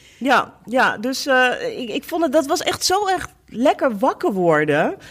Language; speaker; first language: Dutch; native; Dutch